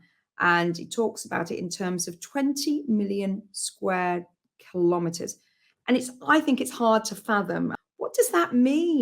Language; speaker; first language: English; native; English